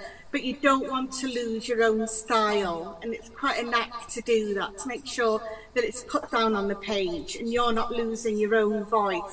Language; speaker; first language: English; non-native, local second language; Welsh